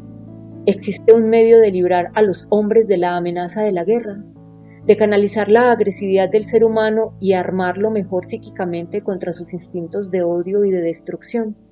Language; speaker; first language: Spanish; native; Spanish